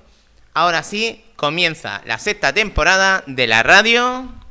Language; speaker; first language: Spanish; native; Spanish